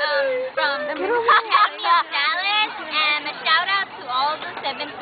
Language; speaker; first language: English; native; English